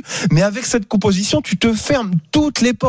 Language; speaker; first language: French; native; French